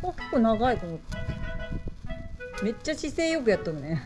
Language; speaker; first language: Japanese; native; Japanese